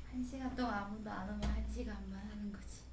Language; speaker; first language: Korean; native; Korean